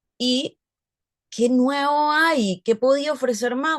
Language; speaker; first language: Spanish; native; Spanish